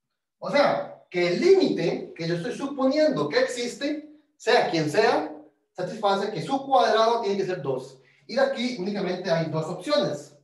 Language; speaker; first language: Spanish; native; Spanish